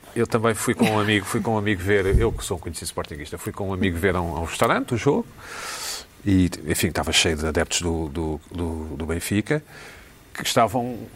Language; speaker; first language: Portuguese; native; Portuguese